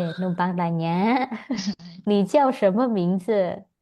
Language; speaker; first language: Chinese; non-native, fluent; Indonesian